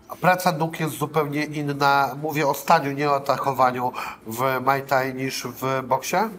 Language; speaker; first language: Polish; native; Polish